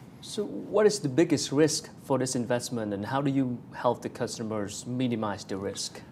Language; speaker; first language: English; non-native, fluent; Vietnamese